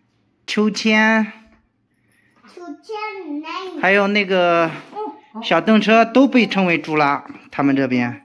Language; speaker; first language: Chinese; native; Chinese